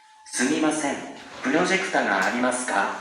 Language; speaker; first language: Japanese; non-native, learner; Indonesian